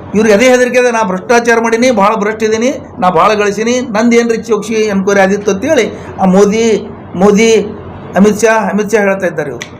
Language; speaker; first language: Kannada; native; Kannada